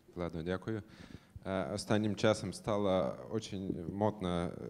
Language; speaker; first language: Ukrainian; non-native, learner; Lithuanian